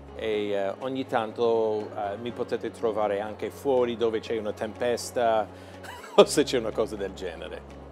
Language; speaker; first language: Italian; non-native, fluent; English